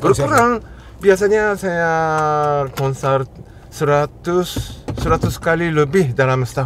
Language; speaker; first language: Indonesian; non-native, fluent; Japanese